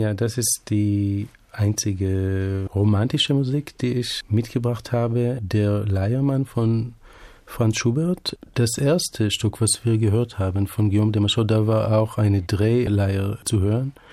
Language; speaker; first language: German; non-native, fluent; Hebrew